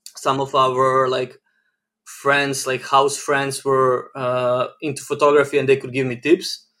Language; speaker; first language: English; non-native, fluent; Serbian